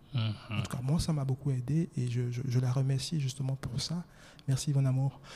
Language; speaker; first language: French; non-native, local second language; Baoulé